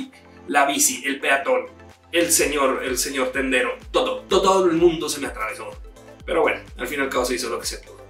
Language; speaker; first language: Spanish; native; Spanish